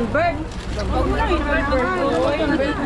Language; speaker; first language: Filipino; non-native, fluent; Indonesian